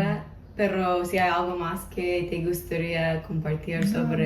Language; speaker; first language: Spanish; non-native, learner; English